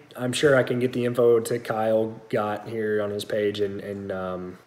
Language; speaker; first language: English; native; English